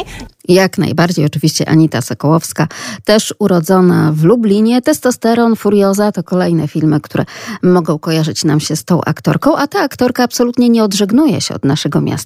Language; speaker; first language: Polish; native; Polish